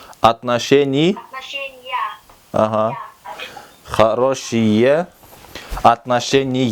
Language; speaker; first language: Russian; non-native, local second language; Kyrgyz